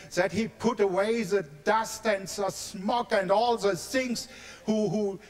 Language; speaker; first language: English; non-native, learner; German